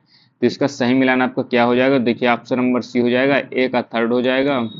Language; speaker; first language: Hindi; native; Hindi